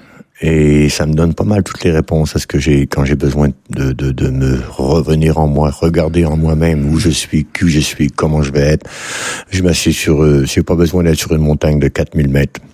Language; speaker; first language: French; native; French